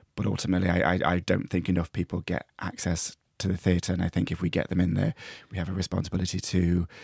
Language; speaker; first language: English; native; English